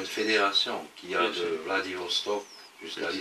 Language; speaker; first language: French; non-native, fluent; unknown